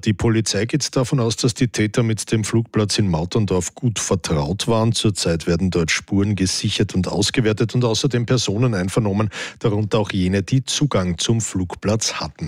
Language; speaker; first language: German; native; German